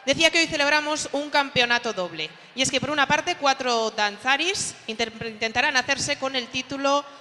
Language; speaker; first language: Spanish; native; Spanish